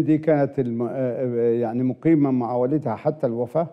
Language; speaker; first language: Arabic; native; Arabic